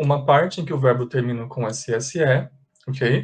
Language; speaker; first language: Portuguese; native; Portuguese